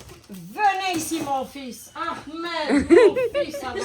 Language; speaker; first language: French; non-native, fluent; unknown